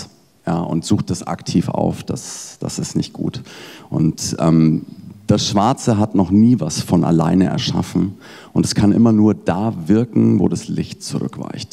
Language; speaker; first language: German; native; German